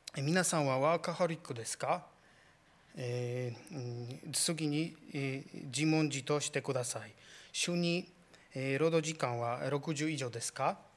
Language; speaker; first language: Japanese; non-native, fluent; Polish